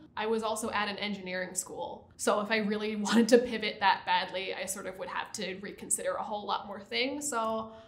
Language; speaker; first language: English; native; English